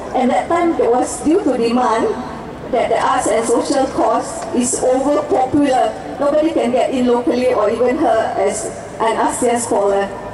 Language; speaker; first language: English; non-native, local second language; Malay